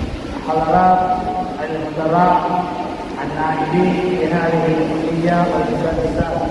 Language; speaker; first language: Arabic; non-native, learner; Tamil